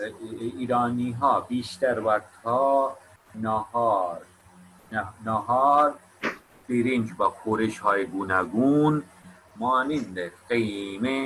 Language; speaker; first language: Persian; non-native, fluent; Urdu